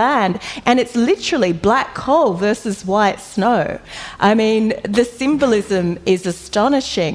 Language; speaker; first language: English; native; English